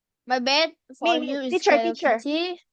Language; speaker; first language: English; non-native, learner; Vietnamese